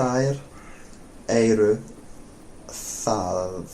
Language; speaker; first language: Icelandic; non-native, learner; English